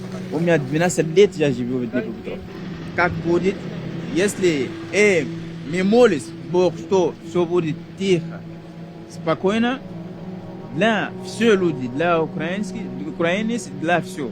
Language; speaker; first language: Russian; non-native, learner; Arabic